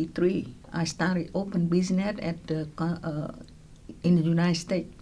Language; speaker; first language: English; non-native, local second language; Vietnamese